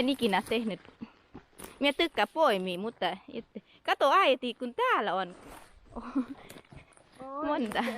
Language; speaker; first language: Finnish; non-native, learner; Thai